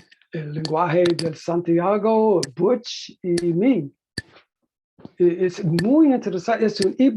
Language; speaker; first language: Spanish; non-native, learner; English